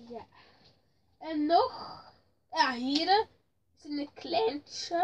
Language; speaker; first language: Dutch; early bilingual, other home language; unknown